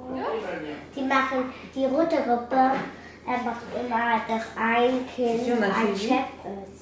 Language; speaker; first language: German; early bilingual, other home language; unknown